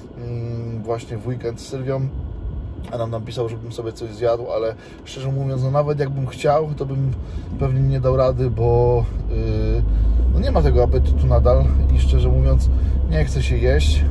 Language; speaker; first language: Polish; native; Polish